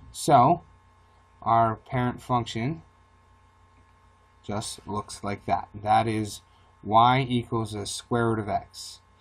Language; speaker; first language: English; native; English